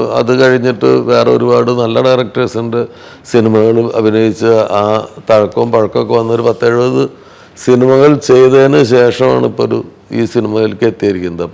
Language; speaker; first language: Malayalam; native; Malayalam